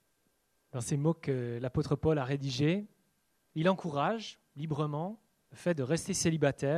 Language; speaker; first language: French; native; French